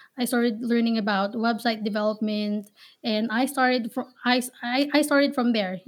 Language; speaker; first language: English; non-native, local second language; Filipino